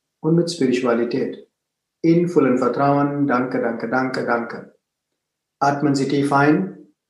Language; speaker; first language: German; non-native, fluent; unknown